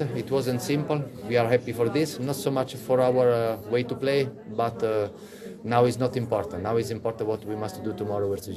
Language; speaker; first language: English; non-native, fluent; Italian